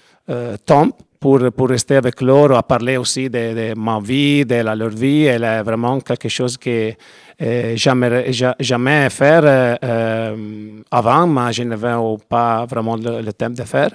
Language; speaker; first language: French; non-native, learner; Italian